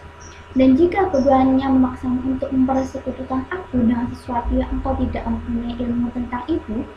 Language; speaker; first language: Indonesian; native; Indonesian